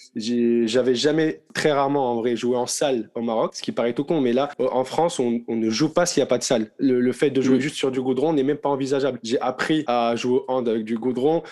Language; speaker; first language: French; non-native, local second language; Arabic